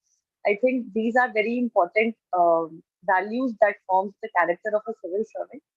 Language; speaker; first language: English; non-native, local second language; Hindi